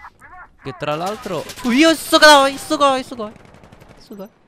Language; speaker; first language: Italian; native; Italian